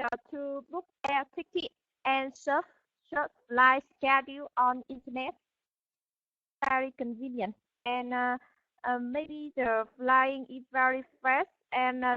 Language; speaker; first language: English; non-native, learner; Vietnamese